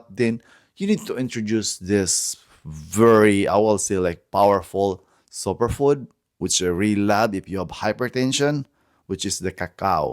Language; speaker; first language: English; non-native, fluent; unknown